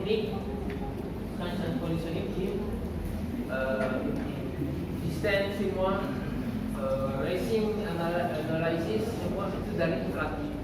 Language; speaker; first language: Indonesian; non-native, learner; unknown